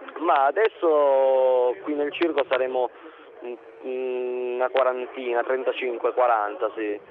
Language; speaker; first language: Italian; native; Italian